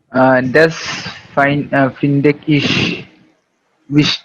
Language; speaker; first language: German; non-native, learner; Malayalam